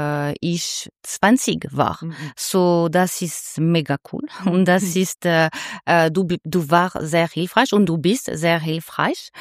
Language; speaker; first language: German; non-native, learner; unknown